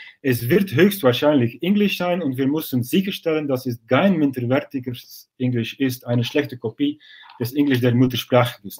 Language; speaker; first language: German; non-native, fluent; Dutch